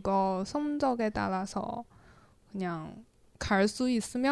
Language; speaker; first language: Korean; non-native, learner; Chinese